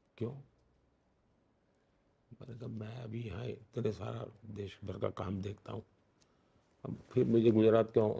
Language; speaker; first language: Hindi; non-native, local second language; Gujarati